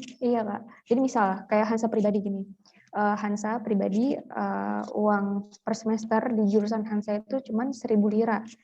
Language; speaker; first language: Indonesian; native; Indonesian